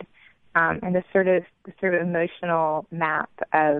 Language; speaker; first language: English; native; English